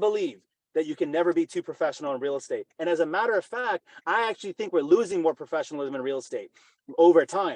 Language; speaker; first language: English; native; English